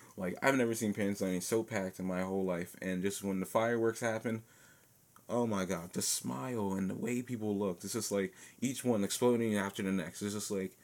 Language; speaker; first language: English; native; English